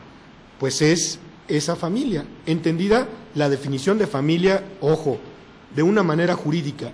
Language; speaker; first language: Spanish; native; Spanish